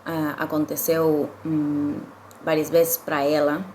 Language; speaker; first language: Portuguese; non-native, fluent; Spanish